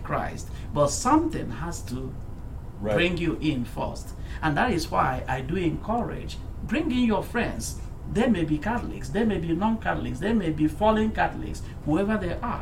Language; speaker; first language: English; non-native, local second language; Igbo